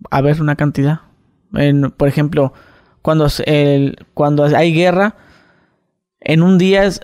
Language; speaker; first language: Spanish; native; Spanish